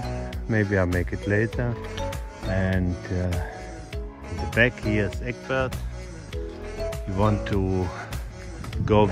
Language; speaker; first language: English; non-native, learner; German